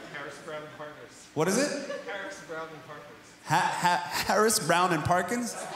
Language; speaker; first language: English; native; English